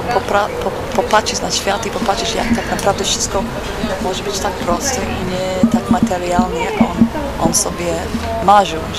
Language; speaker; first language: Polish; non-native, fluent; English